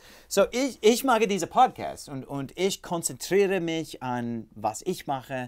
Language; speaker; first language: German; non-native, learner; English